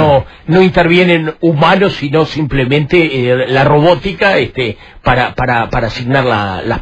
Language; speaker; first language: Spanish; native; Spanish